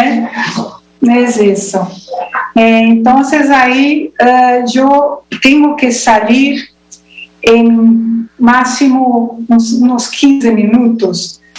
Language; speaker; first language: Spanish; non-native, learner; Portuguese